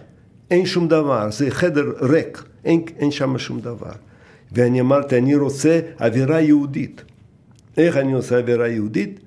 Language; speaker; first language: Hebrew; non-native, fluent; Russian